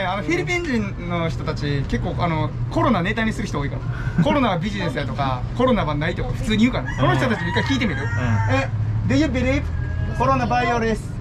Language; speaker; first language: Japanese; native; Japanese